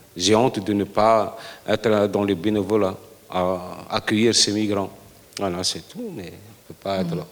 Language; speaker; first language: French; non-native, local second language; Arabic